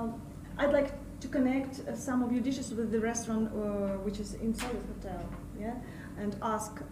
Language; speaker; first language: English; non-native, fluent; Russian